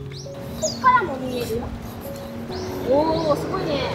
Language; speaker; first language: Japanese; native; Japanese